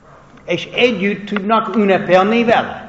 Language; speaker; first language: Hungarian; non-native, fluent; English